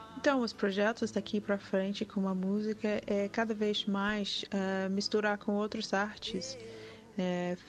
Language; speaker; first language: Portuguese; non-native, fluent; English